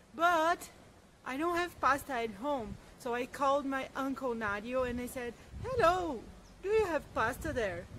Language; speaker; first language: English; non-native, fluent; Portuguese